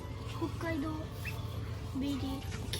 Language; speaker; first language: Japanese; early bilingual, other home language; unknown